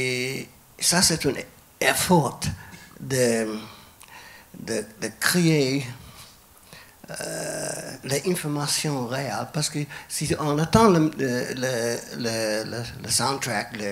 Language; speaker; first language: French; non-native, fluent; English